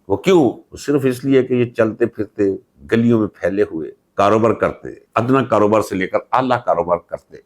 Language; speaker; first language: Urdu; non-native, local second language; Punjabi